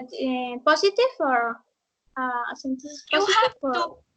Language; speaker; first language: English; non-native, learner; Spanish